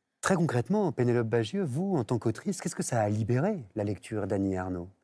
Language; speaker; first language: French; native; French